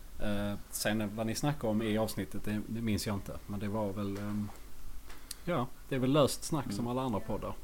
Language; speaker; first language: Swedish; native; Swedish